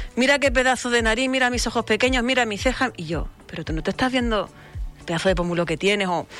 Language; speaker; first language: Spanish; native; Spanish